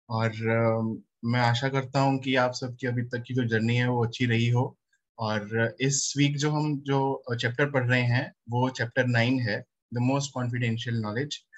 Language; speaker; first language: Hindi; native; Hindi